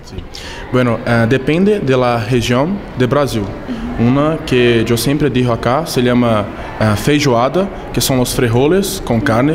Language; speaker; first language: Spanish; non-native, fluent; Portuguese